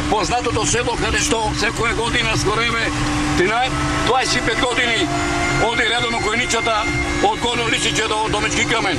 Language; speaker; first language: Macedonian; native; Macedonian